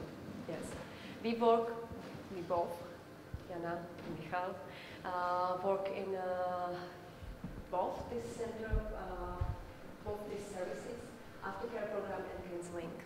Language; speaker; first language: English; non-native, learner; Czech